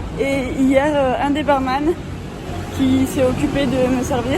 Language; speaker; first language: French; native; French